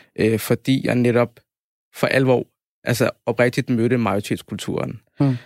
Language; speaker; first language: Danish; early bilingual, other home language; Somali